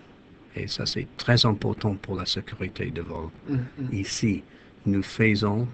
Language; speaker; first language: French; non-native, fluent; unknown